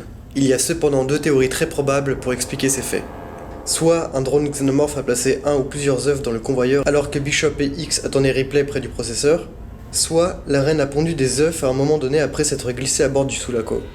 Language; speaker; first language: French; native; French